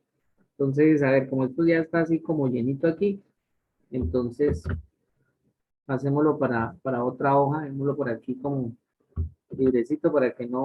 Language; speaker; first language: Spanish; native; Spanish